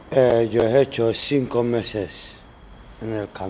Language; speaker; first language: Spanish; non-native, learner; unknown